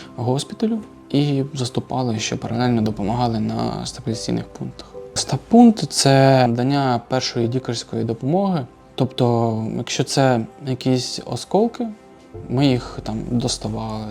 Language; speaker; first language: Ukrainian; native; Ukrainian